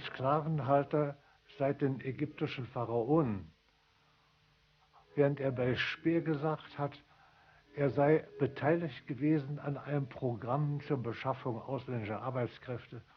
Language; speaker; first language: German; native; German